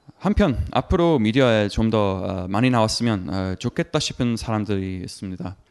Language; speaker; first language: Korean; non-native, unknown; English